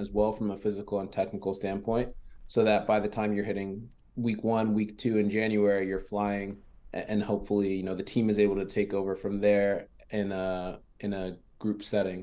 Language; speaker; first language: English; early bilingual, other home language; French